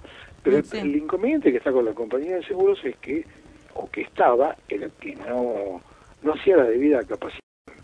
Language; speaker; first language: Spanish; native; Spanish